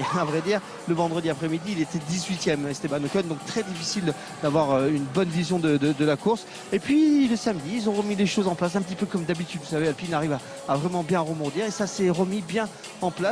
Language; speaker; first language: French; native; French